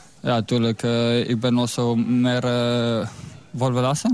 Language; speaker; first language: Dutch; non-native, learner; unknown